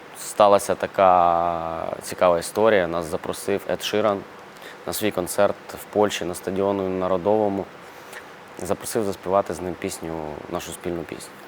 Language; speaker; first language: Ukrainian; non-native, local second language; Russian